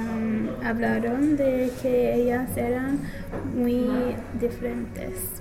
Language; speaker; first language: Spanish; non-native, learner; English